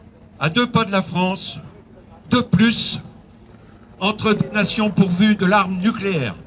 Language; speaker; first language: French; native; French